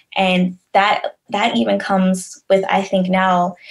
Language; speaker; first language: English; native; English